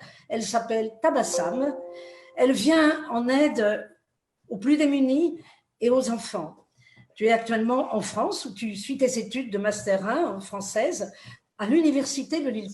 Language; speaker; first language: French; native; French